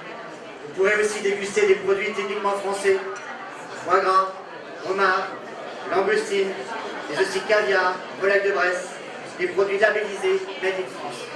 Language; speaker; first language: French; native; French